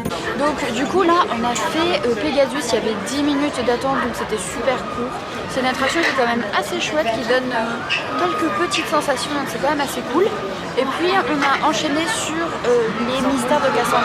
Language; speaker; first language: French; native; French